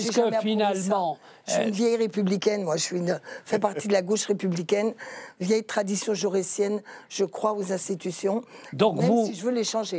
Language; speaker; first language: French; native; French